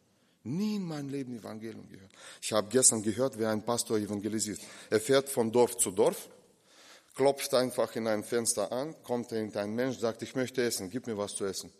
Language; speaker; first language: German; non-native, fluent; Russian